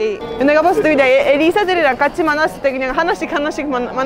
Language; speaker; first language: Korean; non-native, fluent; Estonian